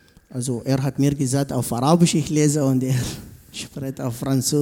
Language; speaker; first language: German; non-native, learner; Arabic